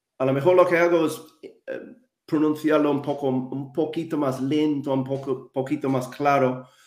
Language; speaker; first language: Spanish; non-native, fluent; English